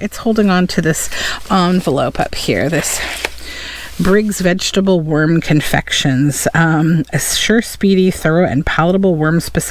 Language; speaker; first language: English; native; English